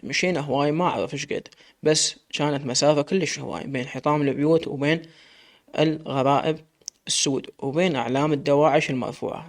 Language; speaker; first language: Arabic; native; Arabic